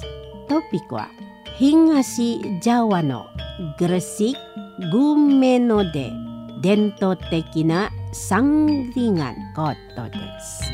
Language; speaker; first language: Japanese; non-native, learner; Indonesian